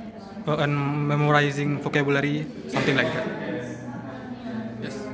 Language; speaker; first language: English; non-native, learner; Indonesian